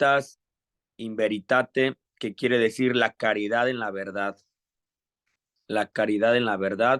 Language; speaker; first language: Spanish; native; Spanish